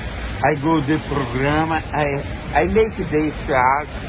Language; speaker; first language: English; non-native, learner; Portuguese